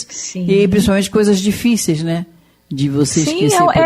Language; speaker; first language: Portuguese; native; Portuguese